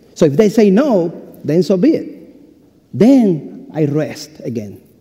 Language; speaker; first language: English; non-native, fluent; Spanish